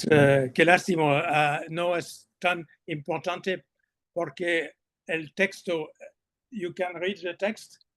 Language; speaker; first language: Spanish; non-native, learner; French